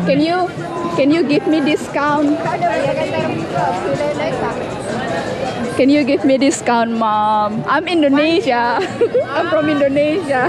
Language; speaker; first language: English; non-native, learner; Indonesian